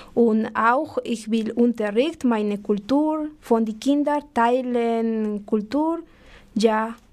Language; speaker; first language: German; non-native, learner; Spanish